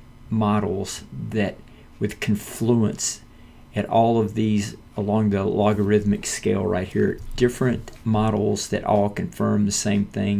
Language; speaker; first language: English; native; English